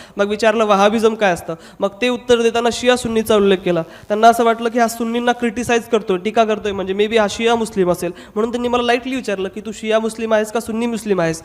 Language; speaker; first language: Marathi; non-native, local second language; Hindi